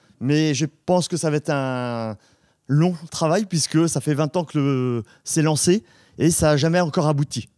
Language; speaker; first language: French; native; French